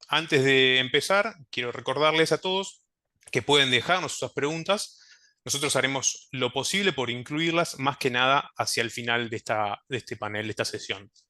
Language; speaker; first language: Spanish; native; Spanish